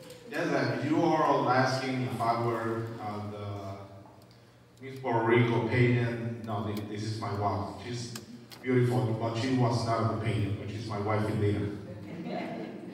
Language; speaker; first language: English; non-native, learner; Spanish